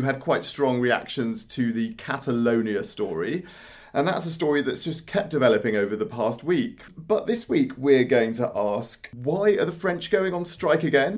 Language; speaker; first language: English; native; English